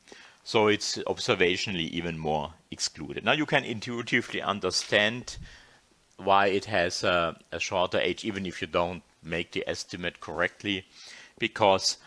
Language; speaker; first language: English; non-native, fluent; German